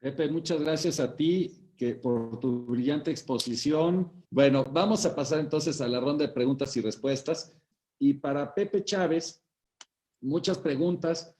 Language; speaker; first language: Spanish; native; Spanish